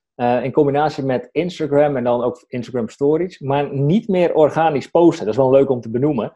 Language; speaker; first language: Dutch; native; Dutch